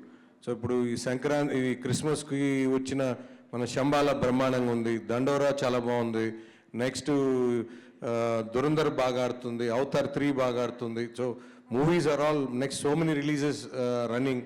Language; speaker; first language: Telugu; native; Telugu